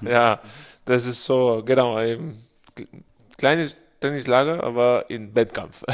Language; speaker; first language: German; non-native, learner; Spanish